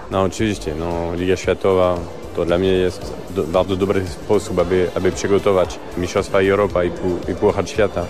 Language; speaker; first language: Polish; non-native, learner; French